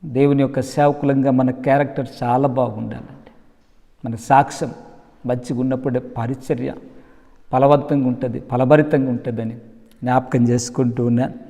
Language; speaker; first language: Telugu; non-native, local second language; Koya